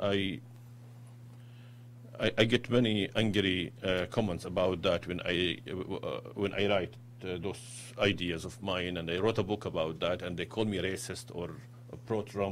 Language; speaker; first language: English; non-native, fluent; Arabic